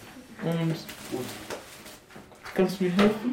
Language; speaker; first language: German; non-native, learner; Fula